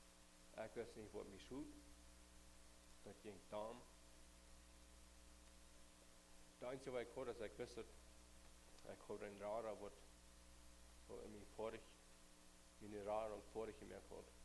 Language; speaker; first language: German; non-native, learner; Plautdietsch